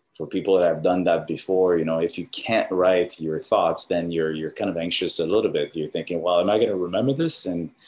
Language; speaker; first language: English; native; English